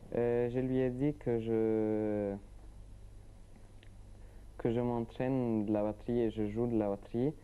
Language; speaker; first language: French; non-native, learner; Arabic